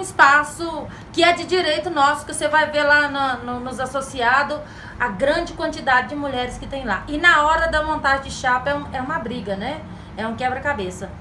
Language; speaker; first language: Portuguese; native; Portuguese